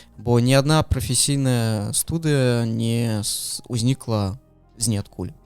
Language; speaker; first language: Belarusian; non-native, local second language; Russian